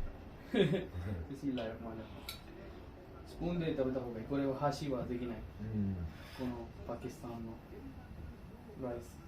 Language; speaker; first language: Japanese; non-native, learner; Urdu